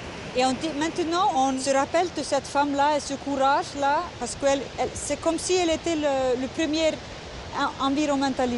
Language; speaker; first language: French; non-native, fluent; Icelandic